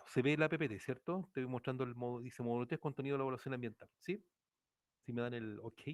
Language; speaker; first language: Spanish; native; Spanish